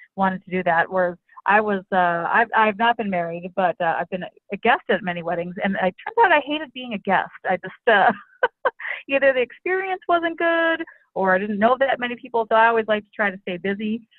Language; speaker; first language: English; native; English